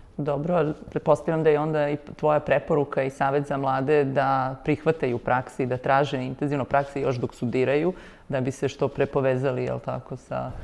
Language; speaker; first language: Serbian; native; Serbian